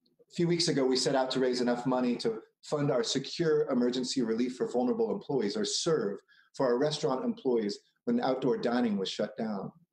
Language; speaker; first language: English; native; English